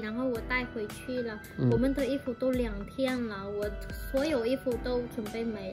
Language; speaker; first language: Chinese; non-native, fluent; Vietnamese